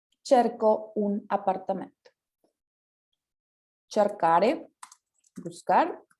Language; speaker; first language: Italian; non-native, fluent; Spanish